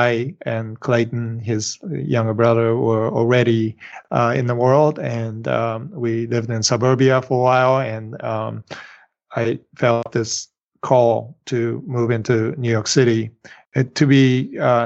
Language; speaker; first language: English; non-native, fluent; Japanese